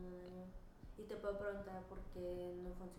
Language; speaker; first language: Spanish; early bilingual, heritage; Spanish